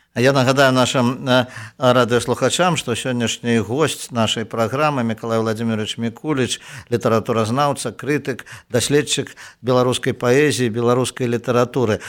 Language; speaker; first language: Belarusian; native; Belarusian